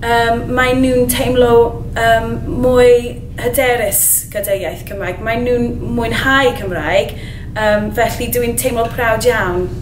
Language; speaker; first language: Welsh; non-native, learner; English